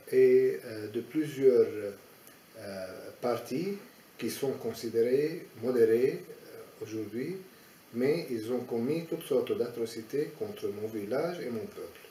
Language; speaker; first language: French; non-native, fluent; Aramaic